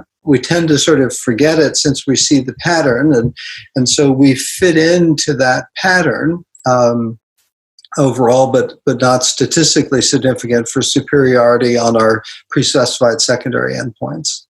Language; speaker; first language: English; native; English